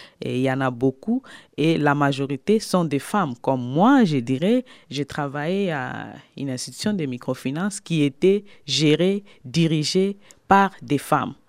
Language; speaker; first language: French; non-native, local second language; Lingala